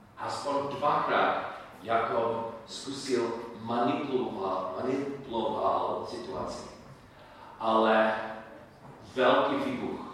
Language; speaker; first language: Czech; non-native, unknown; English